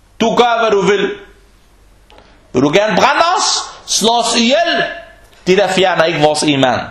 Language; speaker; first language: Danish; non-native, fluent; Arabic